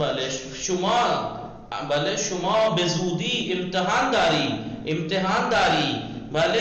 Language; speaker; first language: Persian; non-native, fluent; Urdu